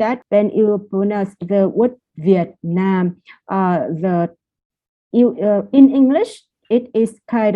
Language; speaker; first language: English; non-native, fluent; Vietnamese